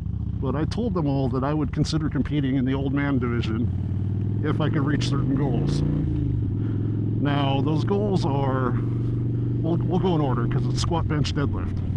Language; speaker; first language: English; native; English